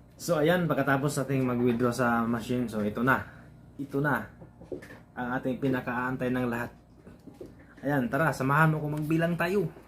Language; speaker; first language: Filipino; non-native, local second language; Cebuano